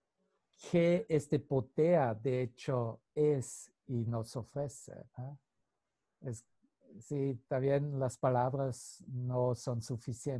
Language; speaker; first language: Spanish; non-native, fluent; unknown